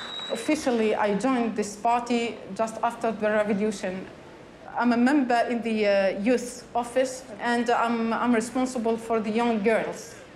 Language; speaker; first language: English; non-native, fluent; Arabic